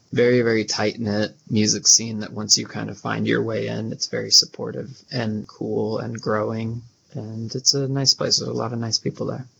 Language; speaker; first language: English; native; English